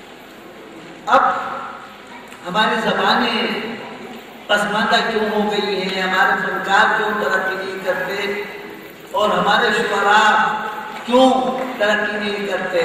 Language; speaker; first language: Urdu; non-native, local second language; Khowar